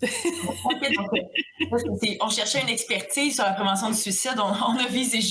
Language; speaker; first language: French; native; French